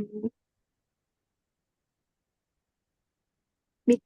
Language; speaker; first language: English; non-native, learner; Vietnamese